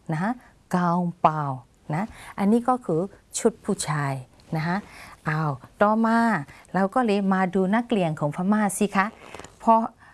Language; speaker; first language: Thai; non-native, fluent; Burmese